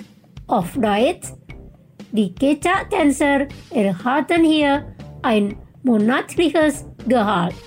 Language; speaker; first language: German; non-native, fluent; Indonesian